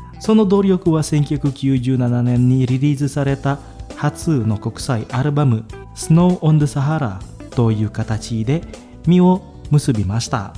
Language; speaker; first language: Japanese; non-native, fluent; Indonesian